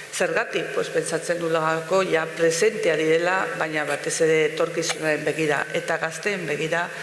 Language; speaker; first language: Basque; non-native, local second language; Spanish